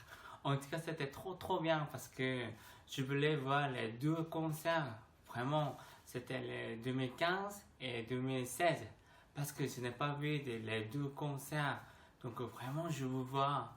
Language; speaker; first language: French; non-native, learner; Korean